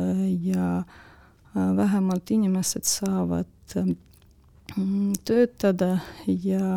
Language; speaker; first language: Estonian; non-native, local second language; Russian